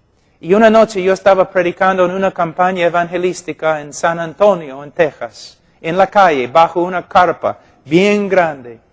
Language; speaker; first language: Spanish; non-native, fluent; English